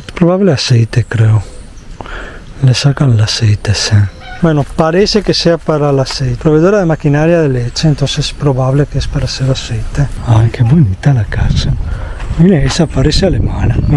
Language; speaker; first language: Spanish; non-native, fluent; Italian